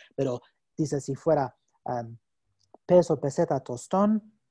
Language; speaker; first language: Spanish; non-native, fluent; English